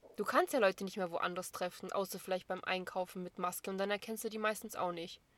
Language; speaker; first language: German; native; German